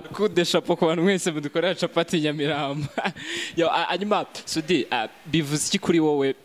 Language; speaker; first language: Kinyarwanda; native; Kinyarwanda